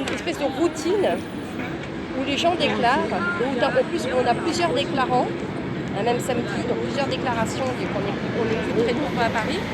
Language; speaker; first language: French; native; French